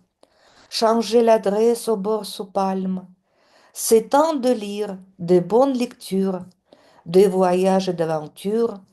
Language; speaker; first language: French; non-native, fluent; Russian